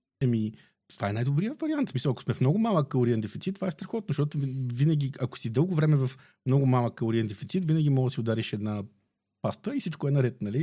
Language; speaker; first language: Bulgarian; native; Bulgarian